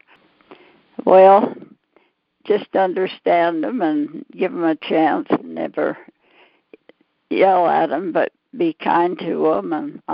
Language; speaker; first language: English; native; English